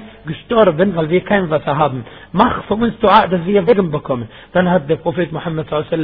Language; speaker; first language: German; non-native, fluent; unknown